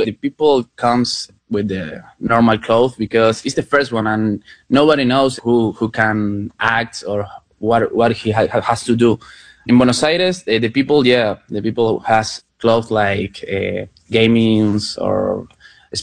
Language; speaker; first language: English; non-native, learner; Spanish